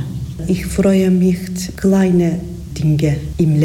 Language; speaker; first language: German; non-native, learner; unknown